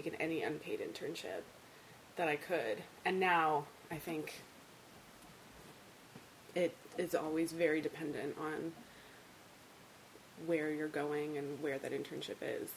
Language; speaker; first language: English; native; English